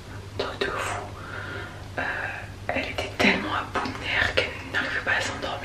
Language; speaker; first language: French; native; French